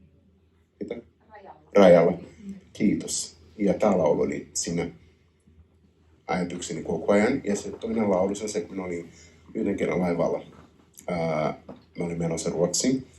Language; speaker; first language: Finnish; non-native, learner; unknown